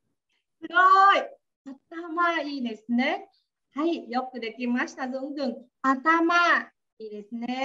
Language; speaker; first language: Japanese; non-native, fluent; Vietnamese